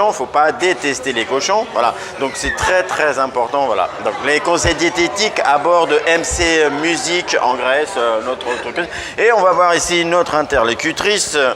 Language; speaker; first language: French; native; French